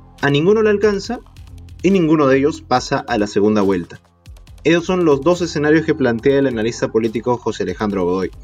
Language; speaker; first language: Spanish; native; Spanish